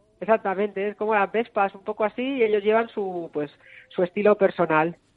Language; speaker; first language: Spanish; native; Spanish